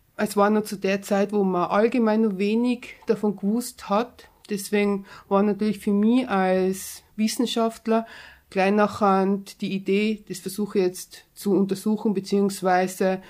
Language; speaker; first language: German; native; German